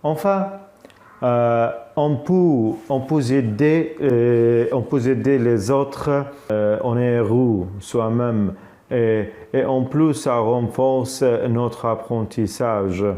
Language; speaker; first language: French; non-native, fluent; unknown